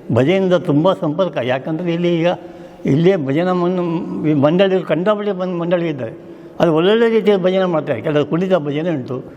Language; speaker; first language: Kannada; non-native, local second language; Konkani